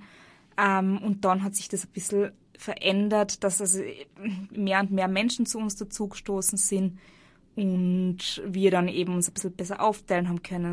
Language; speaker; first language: German; native; German